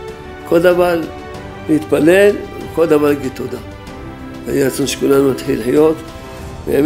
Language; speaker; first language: Hebrew; non-native, fluent; French